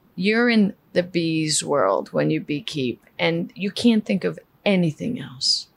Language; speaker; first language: English; early bilingual, other home language; Spanish